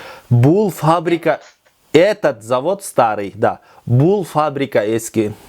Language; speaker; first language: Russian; non-native, local second language; Kyrgyz